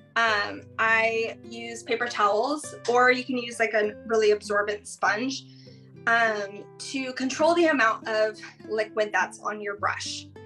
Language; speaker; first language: English; native; English